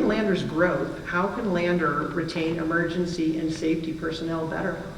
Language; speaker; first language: English; native; English